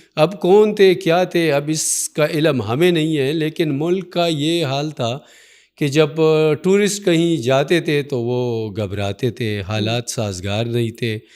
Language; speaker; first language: Urdu; non-native, local second language; Pashto